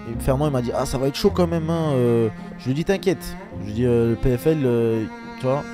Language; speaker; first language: French; early bilingual, other home language; Chechen